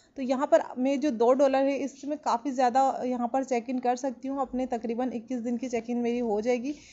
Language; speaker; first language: Urdu; non-native, local second language; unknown